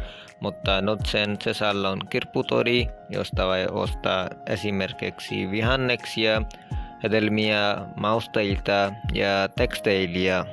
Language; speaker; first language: Finnish; non-native, learner; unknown